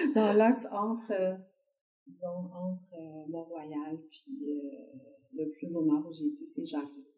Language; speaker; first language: French; native; French